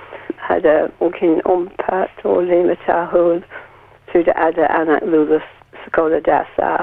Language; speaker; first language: Indonesian; non-native, learner; English